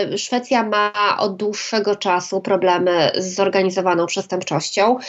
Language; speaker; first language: Polish; native; Polish